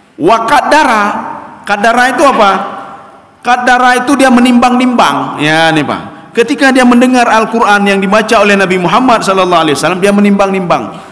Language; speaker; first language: Malay; non-native, local second language; Achinese